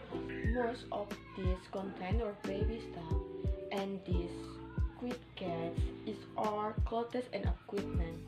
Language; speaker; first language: English; non-native, learner; Indonesian